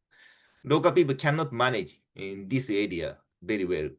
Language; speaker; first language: English; non-native, fluent; Japanese